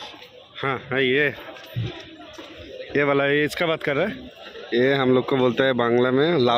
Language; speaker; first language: Hindi; non-native, local second language; Bangla